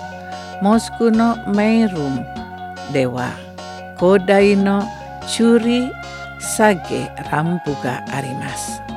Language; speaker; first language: Japanese; non-native, learner; Indonesian